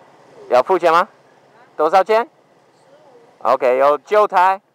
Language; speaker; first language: Chinese; non-native, learner; English